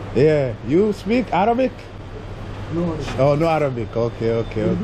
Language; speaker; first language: English; native; English